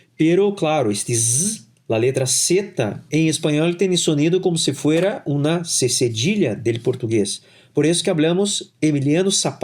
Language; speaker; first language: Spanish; non-native, fluent; Portuguese